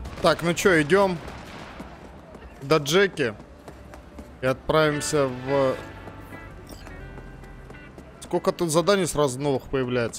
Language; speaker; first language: Russian; native; Russian